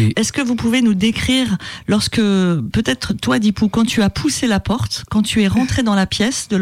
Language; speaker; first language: French; native; French